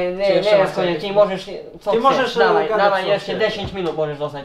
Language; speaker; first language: Polish; non-native, learner; Serbian